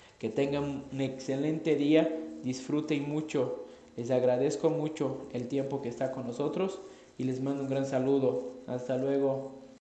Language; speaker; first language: Spanish; non-native, fluent; Portuguese